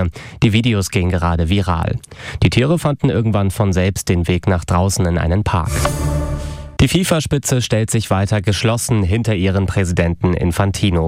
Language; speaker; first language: German; native; German